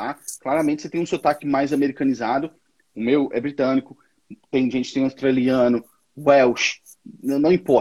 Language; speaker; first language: Portuguese; native; Portuguese